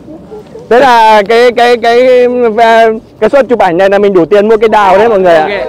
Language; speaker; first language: Vietnamese; native; Vietnamese